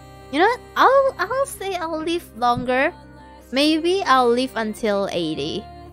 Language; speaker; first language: English; non-native, local second language; Chinese